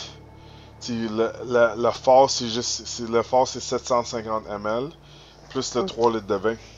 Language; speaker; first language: French; native; French